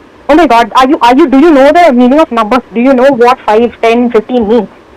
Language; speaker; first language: English; non-native, local second language; Malayalam